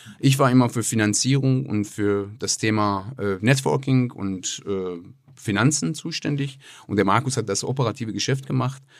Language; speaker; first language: German; non-native, fluent; Persian